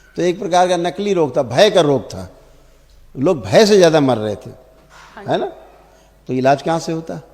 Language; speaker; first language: Hindi; native; Hindi